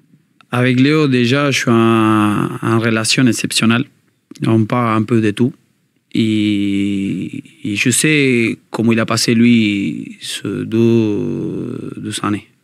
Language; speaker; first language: French; non-native, learner; Spanish